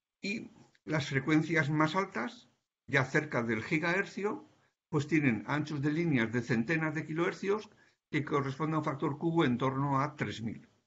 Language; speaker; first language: Spanish; native; Spanish